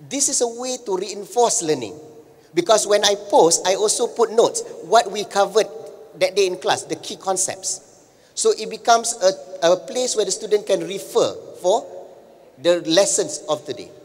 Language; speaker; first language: English; non-native, local second language; Malay